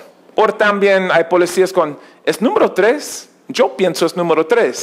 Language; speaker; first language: Spanish; non-native, learner; English